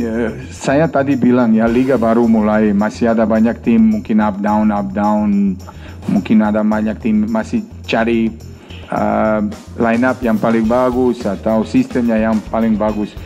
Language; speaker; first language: Indonesian; non-native, fluent; Serbian